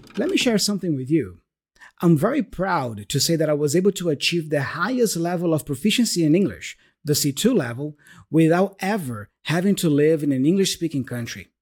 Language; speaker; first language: English; non-native, fluent; Portuguese